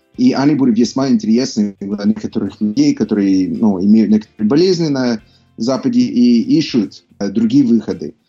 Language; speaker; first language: Russian; non-native, fluent; English